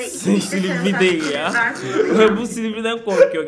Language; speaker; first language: Turkish; non-native, learner; English